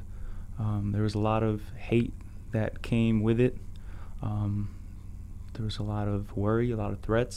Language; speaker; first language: English; native; English